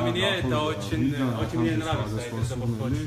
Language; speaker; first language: Russian; non-native, local second language; Georgian